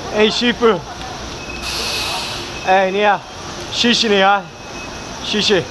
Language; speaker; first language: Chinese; non-native, learner; English